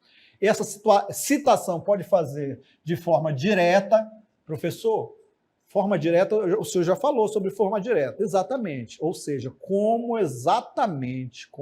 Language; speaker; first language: Portuguese; native; Portuguese